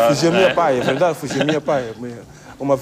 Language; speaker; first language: Portuguese; non-native, learner; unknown